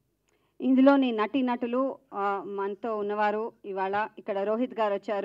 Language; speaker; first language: Telugu; native; Telugu